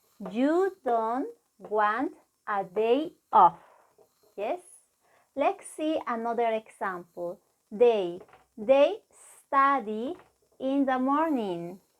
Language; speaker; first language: English; non-native, fluent; Spanish